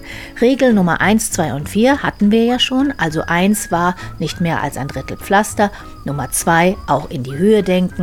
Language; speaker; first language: German; native; German